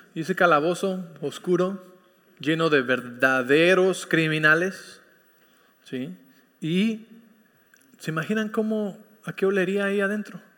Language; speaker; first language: Spanish; early bilingual, heritage; Spanish